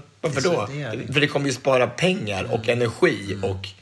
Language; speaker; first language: Swedish; native; Swedish